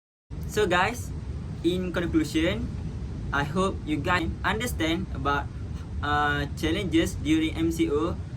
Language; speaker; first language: English; non-native, local second language; Malay